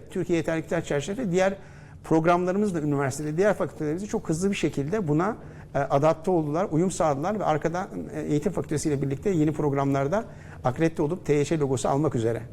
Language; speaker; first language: Turkish; native; Turkish